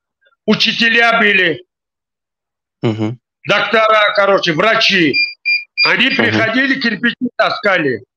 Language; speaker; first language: Russian; non-native, local second language; Tajik